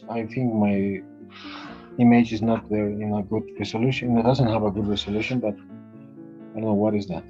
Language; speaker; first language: English; non-native, fluent; Spanish